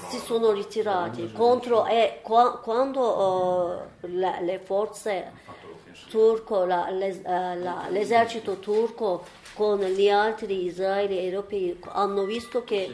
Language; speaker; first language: Italian; non-native, learner; Turkish